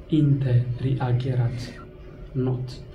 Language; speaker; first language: Swedish; non-native, fluent; Tigrinya